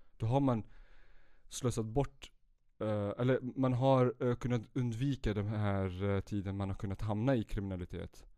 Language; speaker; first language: Swedish; early bilingual, other home language; Central Kurdish